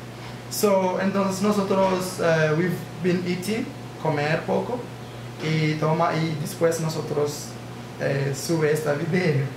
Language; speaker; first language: Spanish; non-native, learner; English